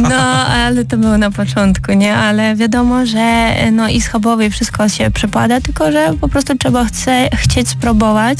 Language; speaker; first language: Polish; non-native, fluent; Ukrainian